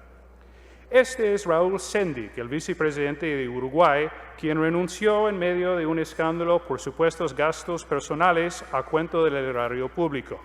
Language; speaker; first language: Spanish; non-native, fluent; English